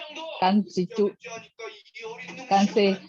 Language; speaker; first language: Chinese; non-native, learner; Indonesian